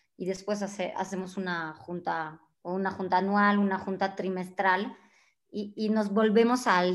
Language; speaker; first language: Spanish; non-native, fluent; French